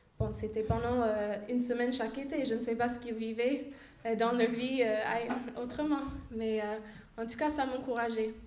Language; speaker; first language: French; non-native, fluent; English